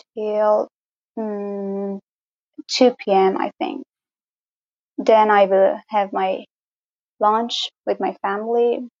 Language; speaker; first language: English; non-native, fluent; Persian